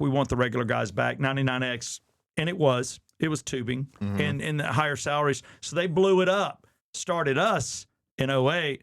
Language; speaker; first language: English; native; English